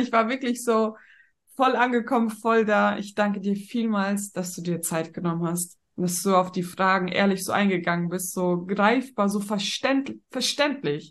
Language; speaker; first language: German; native; German